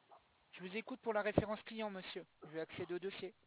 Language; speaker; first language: French; native; French